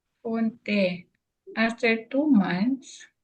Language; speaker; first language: English; non-native, local second language; Filipino